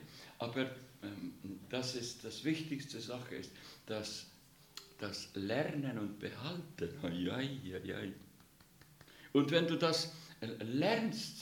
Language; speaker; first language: German; non-native, fluent; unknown